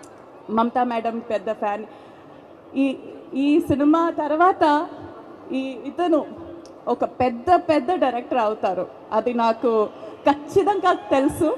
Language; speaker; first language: Telugu; non-native, fluent; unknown